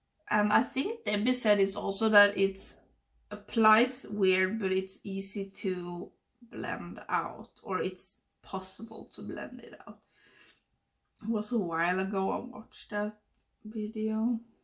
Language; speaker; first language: English; non-native, fluent; Swedish